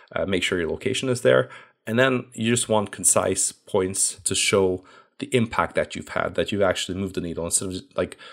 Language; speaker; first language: English; non-native, fluent; Hungarian